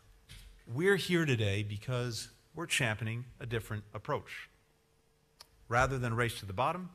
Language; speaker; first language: English; native; English